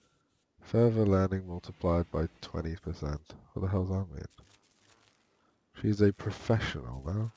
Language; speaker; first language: English; native; English